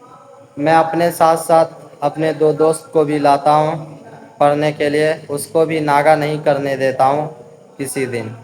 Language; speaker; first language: Hindi; native; Hindi